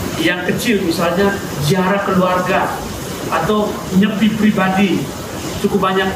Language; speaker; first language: Indonesian; non-native, local second language; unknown